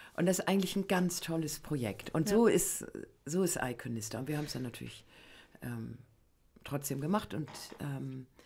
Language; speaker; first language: German; native; German